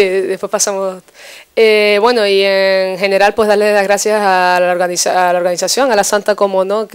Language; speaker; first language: Spanish; native; Spanish